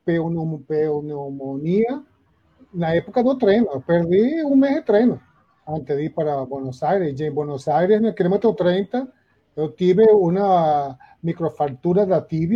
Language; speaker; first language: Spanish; non-native, learner; Portuguese